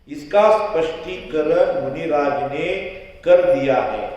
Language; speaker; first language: Hindi; non-native, local second language; Marathi